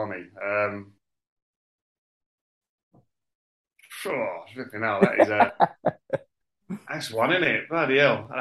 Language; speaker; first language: English; native; English